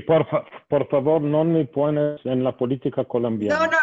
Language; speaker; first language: Spanish; non-native, fluent; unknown